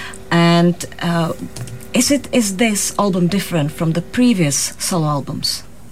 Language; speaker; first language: English; non-native, fluent; Czech